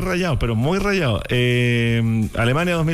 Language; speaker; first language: Spanish; native; Spanish